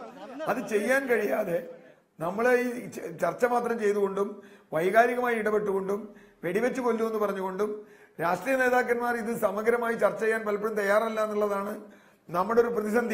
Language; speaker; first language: Malayalam; native; Malayalam